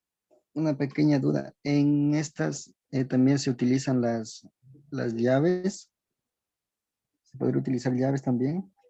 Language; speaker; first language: Spanish; native; Spanish